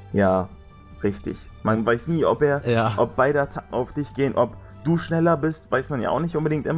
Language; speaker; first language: German; native; German